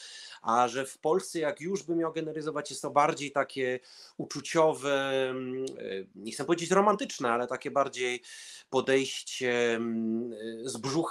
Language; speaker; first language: Polish; early bilingual, heritage; Polish